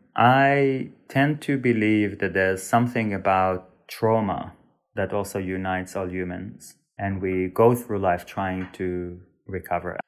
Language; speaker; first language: English; non-native, fluent; Hebrew